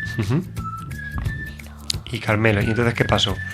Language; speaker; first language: Spanish; native; Spanish